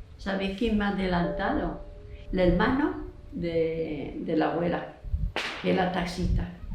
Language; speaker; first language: Spanish; non-native, fluent; French